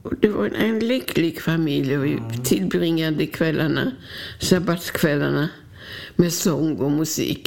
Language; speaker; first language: Swedish; non-native, fluent; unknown